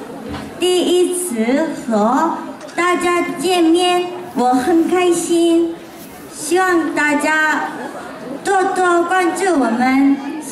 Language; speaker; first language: Chinese; non-native, learner; Korean